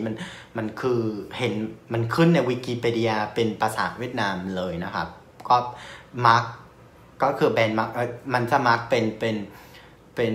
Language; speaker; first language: Thai; non-native, fluent; Vietnamese